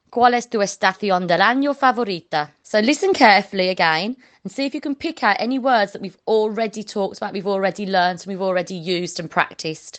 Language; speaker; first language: English; native; English